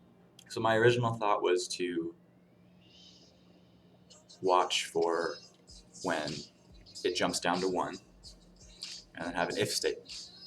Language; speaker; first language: English; native; English